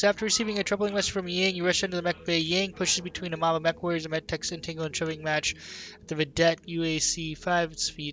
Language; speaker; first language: English; native; English